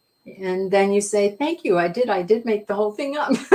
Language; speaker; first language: English; native; English